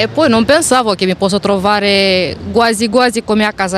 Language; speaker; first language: Italian; non-native, learner; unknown